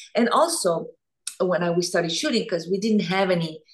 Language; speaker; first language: English; non-native, fluent; Italian